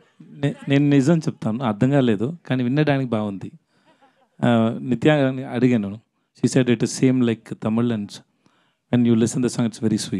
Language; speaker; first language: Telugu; non-native, learner; Tamil